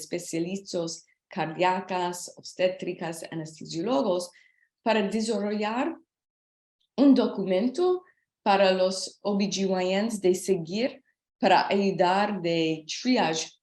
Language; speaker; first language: Spanish; non-native, learner; English